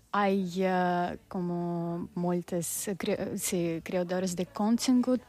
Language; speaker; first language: Catalan; non-native, learner; Russian